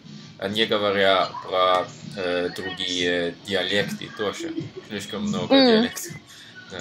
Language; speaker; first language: Russian; non-native, learner; Norwegian